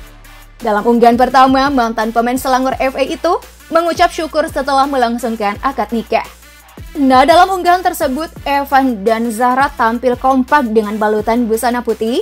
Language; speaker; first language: Indonesian; native; Indonesian